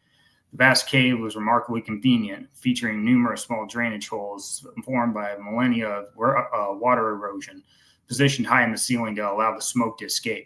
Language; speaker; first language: English; native; English